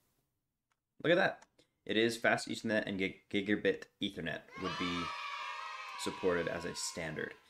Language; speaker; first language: English; native; English